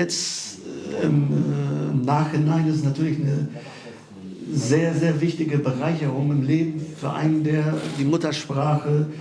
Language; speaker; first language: German; early bilingual, other home language; Kurdish